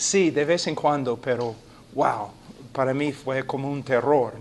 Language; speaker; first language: Spanish; non-native, fluent; English